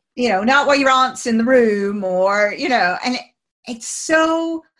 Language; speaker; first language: English; native; English